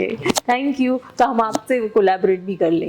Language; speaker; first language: Hindi; native; Hindi